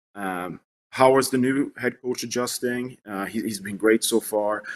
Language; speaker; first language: English; non-native, fluent; Swedish